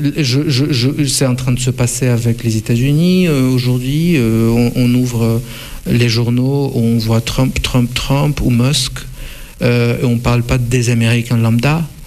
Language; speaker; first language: French; non-native, fluent; Russian